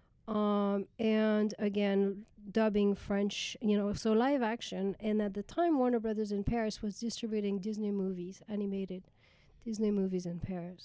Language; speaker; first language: English; non-native, fluent; French